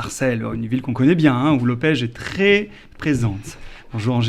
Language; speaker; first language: French; native; French